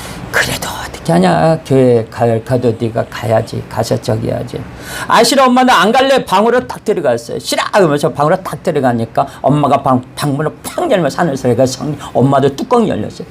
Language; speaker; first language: Korean; native; Korean